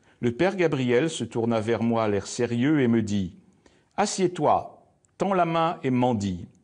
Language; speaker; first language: French; native; French